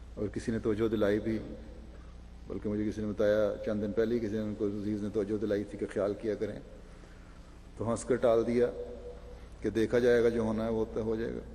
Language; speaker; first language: Urdu; native; Urdu